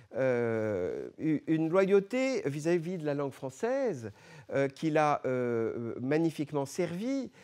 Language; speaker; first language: French; early bilingual, other home language; Arabic